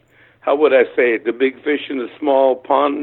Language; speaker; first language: English; early bilingual, other home language; German